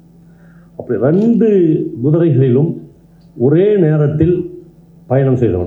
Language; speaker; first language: Tamil; native; Tamil